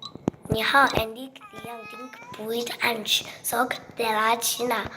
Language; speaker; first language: Catalan; non-native, learner; Chinese